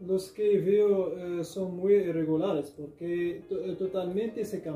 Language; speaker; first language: Spanish; non-native, learner; Arabic